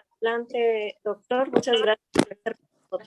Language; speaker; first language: Spanish; native; Spanish